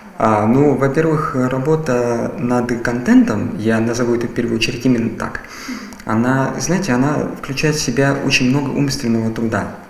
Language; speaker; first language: Russian; native; Russian